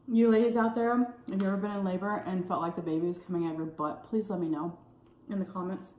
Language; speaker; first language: English; native; English